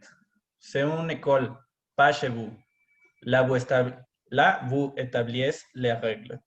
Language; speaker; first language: French; non-native, learner; Spanish